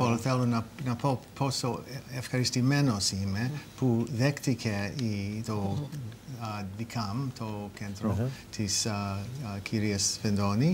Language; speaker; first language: Greek; non-native, fluent; English